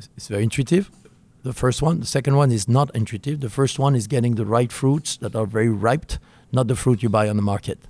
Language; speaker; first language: English; non-native, fluent; French